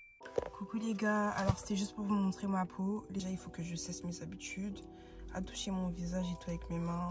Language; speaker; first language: French; native; French